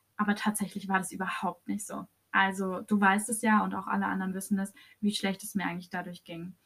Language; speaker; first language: German; early bilingual, other home language; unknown